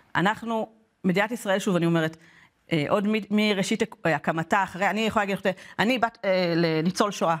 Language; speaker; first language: Hebrew; native; Hebrew